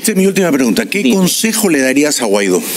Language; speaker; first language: Spanish; native; Spanish